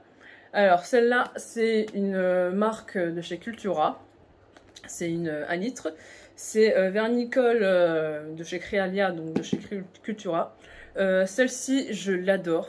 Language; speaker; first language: French; native; French